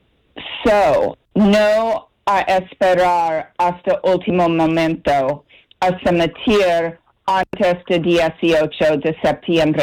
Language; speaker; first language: Spanish; non-native, learner; English